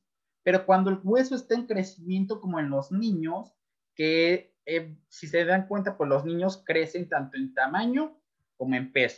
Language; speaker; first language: Spanish; native; Spanish